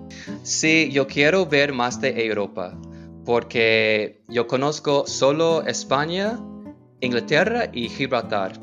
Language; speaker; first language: Spanish; non-native, learner; English